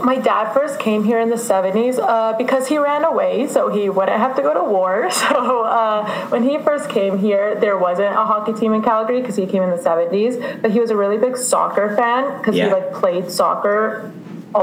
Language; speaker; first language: English; native; English